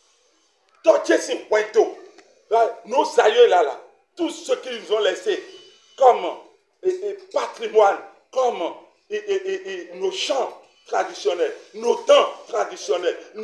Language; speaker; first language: French; non-native, local second language; Fon